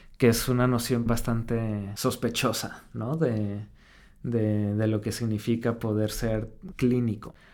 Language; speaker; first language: Spanish; native; Spanish